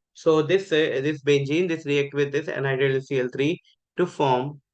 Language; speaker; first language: English; non-native, local second language; Hindi